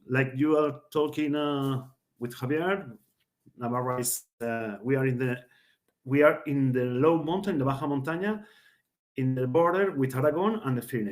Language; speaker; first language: English; non-native, learner; Spanish